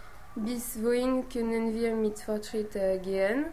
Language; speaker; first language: German; non-native, learner; French